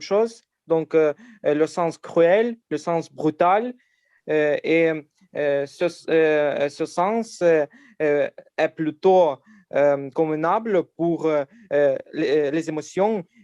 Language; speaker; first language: French; non-native, learner; Ukrainian